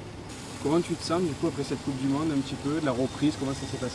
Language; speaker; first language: French; native; French